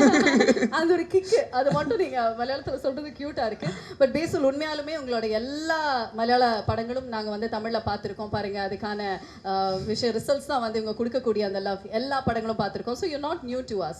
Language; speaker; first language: Tamil; native; Tamil